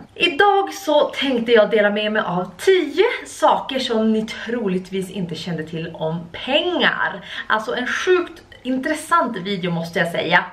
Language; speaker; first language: Swedish; native; Swedish